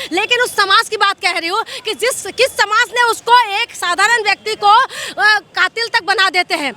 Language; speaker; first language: Hindi; non-native, local second language; Assamese